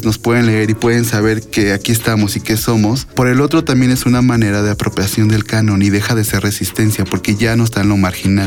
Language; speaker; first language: Spanish; native; Spanish